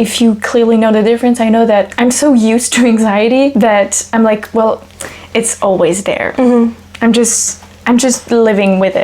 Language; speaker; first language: English; non-native, fluent; French